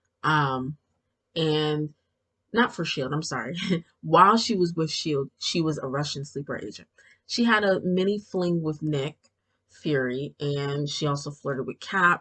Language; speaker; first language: English; native; English